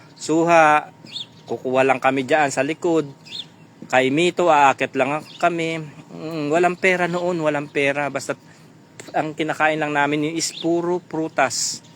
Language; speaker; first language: Filipino; non-native, local second language; Pampanga